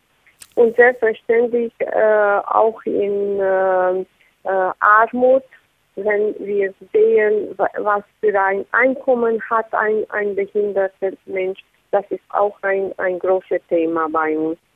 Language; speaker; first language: German; non-native, learner; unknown